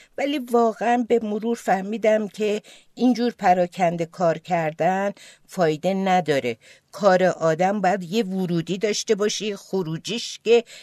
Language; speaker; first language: Persian; non-native, local second language; Azerbaijani